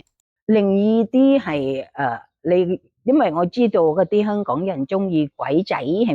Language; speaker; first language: Cantonese; non-native, learner; Thai